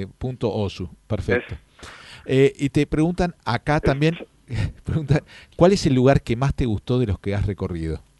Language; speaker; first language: Spanish; native; Spanish